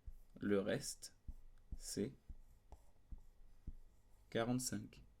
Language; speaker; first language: French; native; French